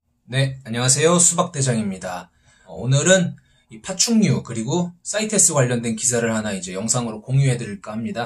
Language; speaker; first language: Korean; native; Korean